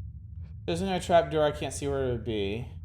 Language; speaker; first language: English; native; English